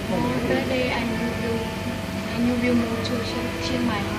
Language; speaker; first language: English; non-native, learner; Thai